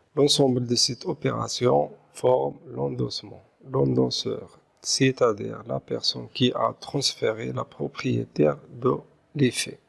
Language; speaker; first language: French; non-native, local second language; Arabic